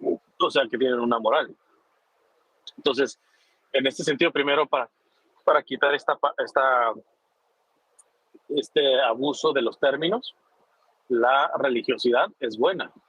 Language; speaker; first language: Spanish; native; Spanish